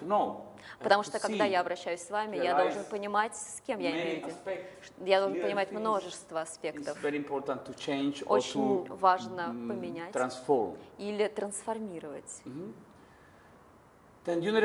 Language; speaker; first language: Russian; native; Russian